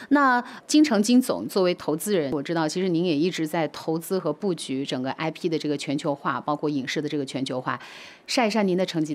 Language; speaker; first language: Chinese; native; Chinese